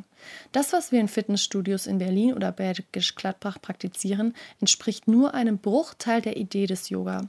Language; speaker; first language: German; native; German